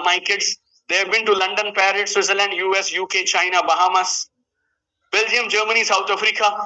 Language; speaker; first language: English; non-native, local second language; Hindi